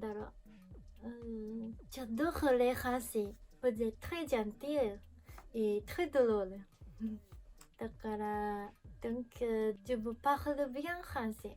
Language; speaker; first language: French; non-native, learner; Japanese